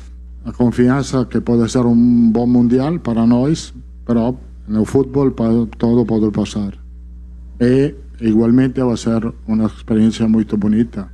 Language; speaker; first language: Portuguese; non-native, fluent; Italian